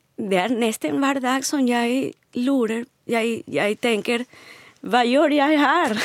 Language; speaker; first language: Norwegian; non-native, learner; Spanish